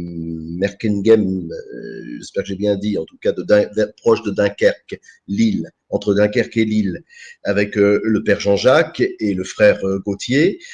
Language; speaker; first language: French; native; French